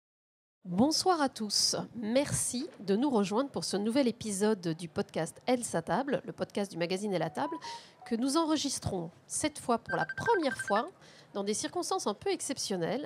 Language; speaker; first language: French; native; French